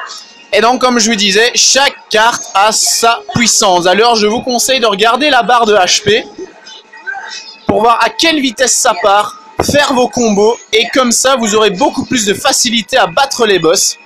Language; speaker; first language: French; native; French